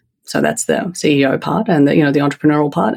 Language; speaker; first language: English; native; English